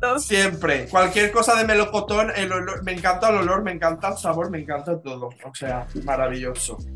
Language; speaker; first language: Spanish; non-native, local second language; Catalan